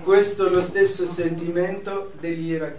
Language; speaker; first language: Italian; non-native, fluent; Arabic